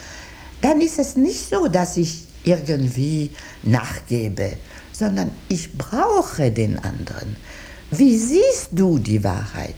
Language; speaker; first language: German; non-native, local second language; French